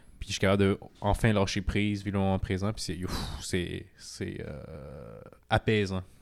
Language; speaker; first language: French; native; French